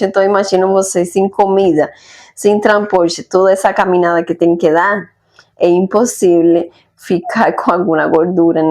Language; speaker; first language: Portuguese; non-native, fluent; Spanish